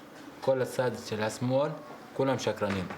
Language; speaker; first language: Hebrew; non-native, local second language; Arabic